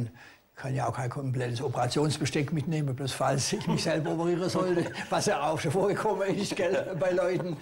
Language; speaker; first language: German; native; German